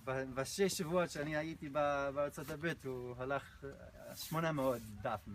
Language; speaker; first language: Hebrew; non-native, fluent; English